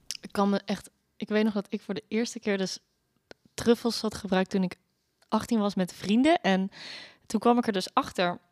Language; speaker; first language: Dutch; native; Dutch